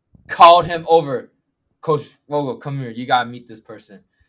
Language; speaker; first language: English; non-native, fluent; Chinese